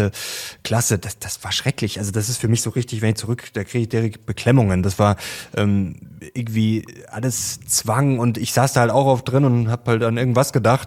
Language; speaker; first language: German; native; German